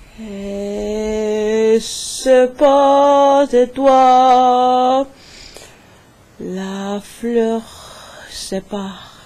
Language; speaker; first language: French; non-native, learner; Spanish